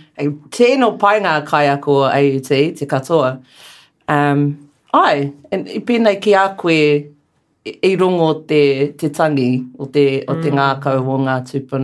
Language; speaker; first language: Māori; non-native, learner; English